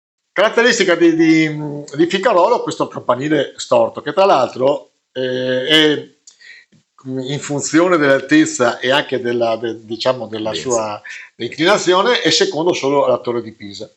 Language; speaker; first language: Italian; native; Italian